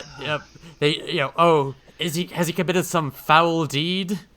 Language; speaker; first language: English; native; English